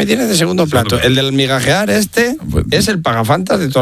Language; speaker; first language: Spanish; native; Spanish